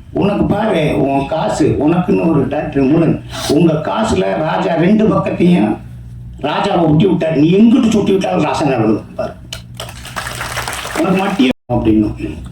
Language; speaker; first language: Tamil; native; Tamil